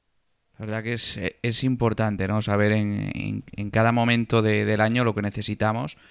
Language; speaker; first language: Spanish; native; Spanish